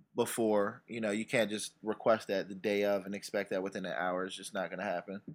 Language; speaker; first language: English; native; English